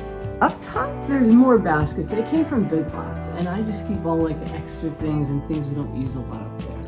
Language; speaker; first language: English; native; English